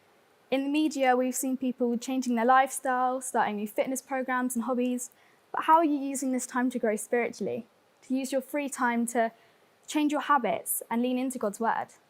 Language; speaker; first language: English; native; English